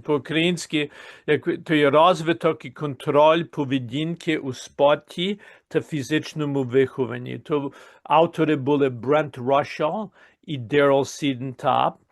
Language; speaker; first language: Ukrainian; early bilingual, heritage; Ukrainian